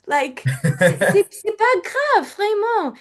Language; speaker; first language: French; non-native, learner; English